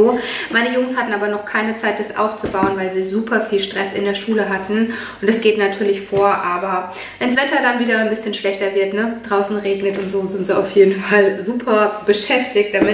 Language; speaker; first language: German; native; German